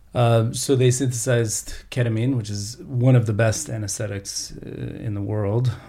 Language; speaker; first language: English; native; English